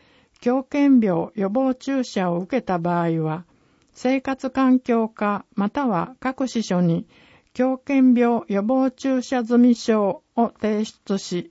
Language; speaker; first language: Japanese; native; Japanese